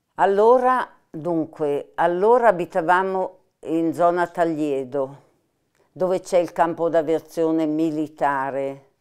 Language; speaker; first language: Italian; native; Italian